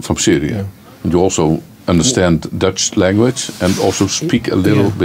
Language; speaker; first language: English; non-native, fluent; Dutch